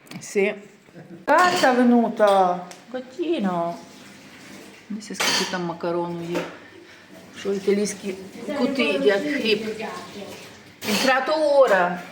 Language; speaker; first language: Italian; non-native, learner; Ukrainian